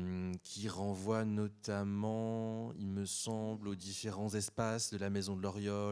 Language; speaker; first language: French; native; French